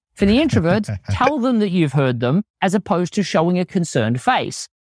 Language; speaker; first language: English; native; English